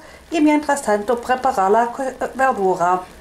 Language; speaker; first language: Spanish; non-native, fluent; German